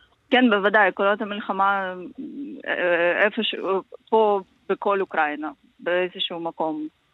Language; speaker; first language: Hebrew; non-native, learner; Ukrainian